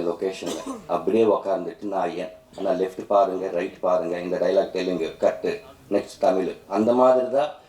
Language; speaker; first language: Tamil; non-native, local second language; Telugu